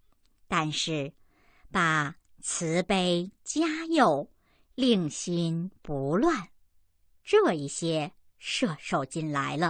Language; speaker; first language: Chinese; native; Chinese